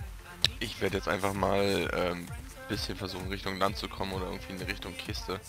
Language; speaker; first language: German; native; German